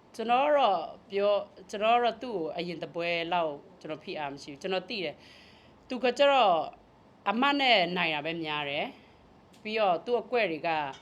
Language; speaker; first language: Burmese; native; Burmese